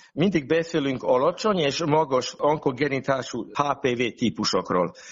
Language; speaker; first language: Hungarian; non-native, local second language; Serbian